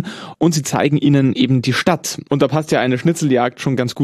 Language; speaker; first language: German; native; German